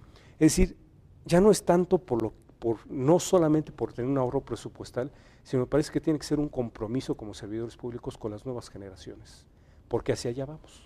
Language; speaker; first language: Spanish; native; Spanish